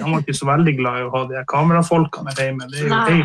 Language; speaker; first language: Norwegian; native; Norwegian